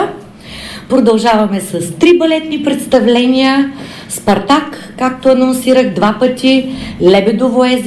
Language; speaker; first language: Bulgarian; native; Bulgarian